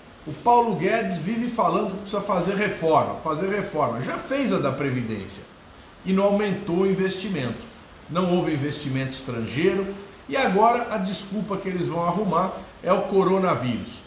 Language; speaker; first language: Portuguese; native; Portuguese